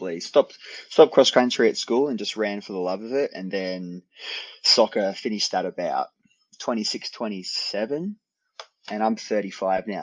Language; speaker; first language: English; native; English